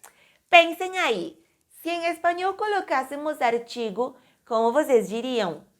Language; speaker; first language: Portuguese; non-native, fluent; Spanish